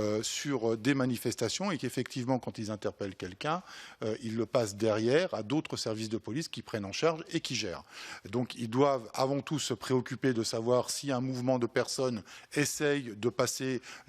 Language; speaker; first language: French; native; French